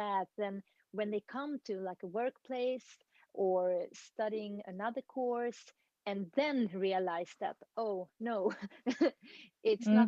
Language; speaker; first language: English; non-native, fluent; Swedish